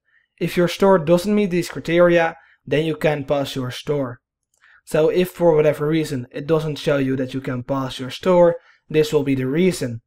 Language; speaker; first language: English; non-native, fluent; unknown